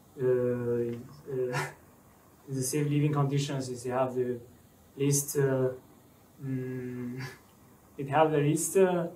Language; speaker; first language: English; non-native, learner; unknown